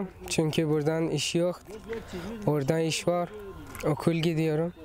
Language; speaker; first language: Turkish; non-native, learner; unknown